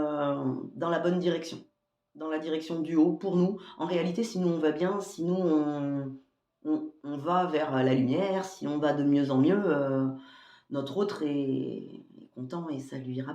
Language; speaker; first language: French; native; French